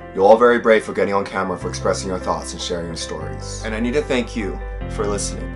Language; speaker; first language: English; native; English